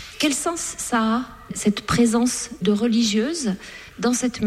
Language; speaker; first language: French; native; French